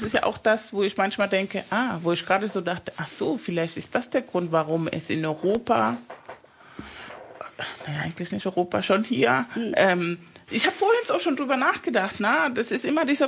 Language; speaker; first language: German; non-native, fluent; Spanish